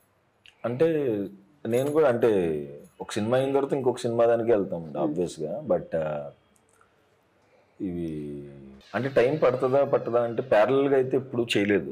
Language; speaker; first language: Telugu; native; Telugu